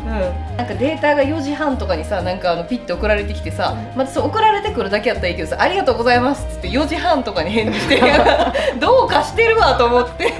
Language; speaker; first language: Japanese; native; Japanese